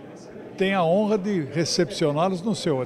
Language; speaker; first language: Portuguese; native; Portuguese